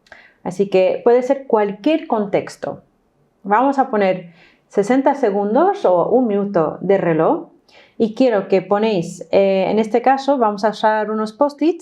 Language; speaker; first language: Spanish; non-native, fluent; English